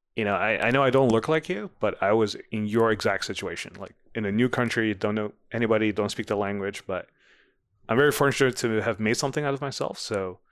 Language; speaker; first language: English; non-native, fluent; Dutch